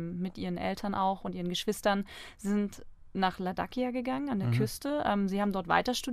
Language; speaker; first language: German; native; German